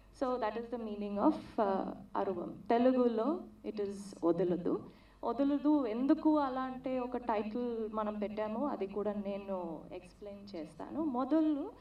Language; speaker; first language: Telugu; non-native, learner; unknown